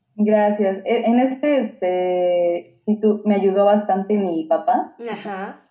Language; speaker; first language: Spanish; native; Spanish